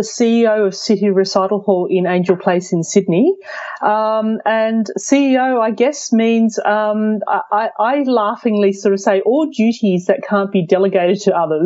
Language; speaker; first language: English; early bilingual, other home language; Cantonese